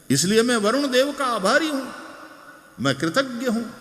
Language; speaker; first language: Hindi; non-native, local second language; Gujarati